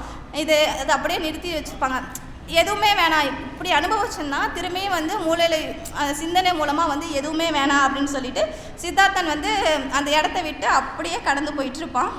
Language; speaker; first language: Tamil; native; Tamil